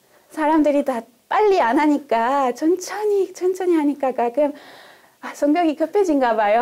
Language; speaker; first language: Korean; non-native, fluent; French